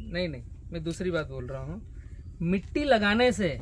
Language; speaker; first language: Hindi; native; Hindi